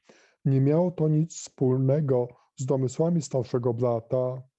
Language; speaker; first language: Polish; native; Polish